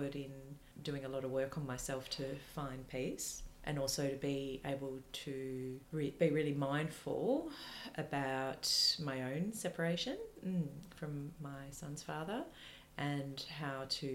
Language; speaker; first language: English; native; English